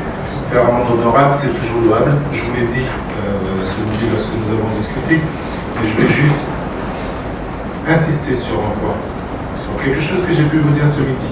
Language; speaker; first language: French; native; French